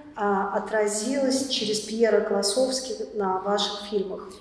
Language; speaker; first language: Russian; native; Russian